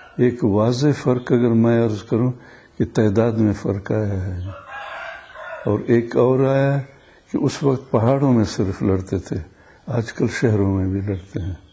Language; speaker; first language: Urdu; non-native, local second language; Baluchi